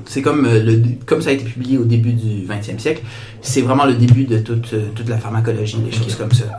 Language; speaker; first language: French; native; French